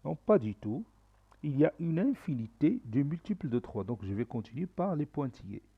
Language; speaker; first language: French; non-native, local second language; Arabic